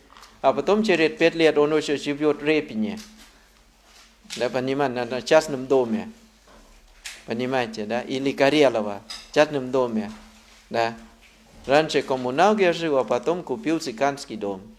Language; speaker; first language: Russian; non-native, learner; Thai